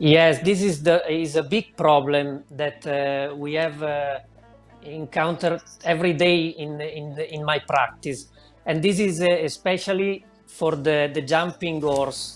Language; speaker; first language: English; non-native, learner; Italian